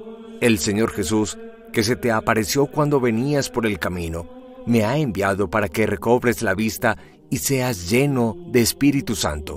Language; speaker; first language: Spanish; native; Spanish